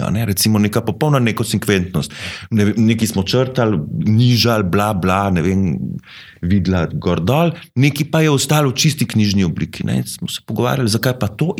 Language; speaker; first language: Slovenian; native; Slovenian